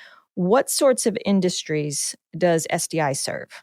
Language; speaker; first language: English; native; English